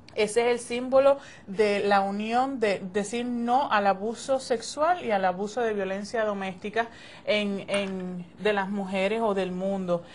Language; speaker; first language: Spanish; early bilingual, heritage; Spanish